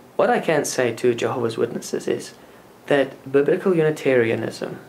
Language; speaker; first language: English; non-native, local second language; Afrikaans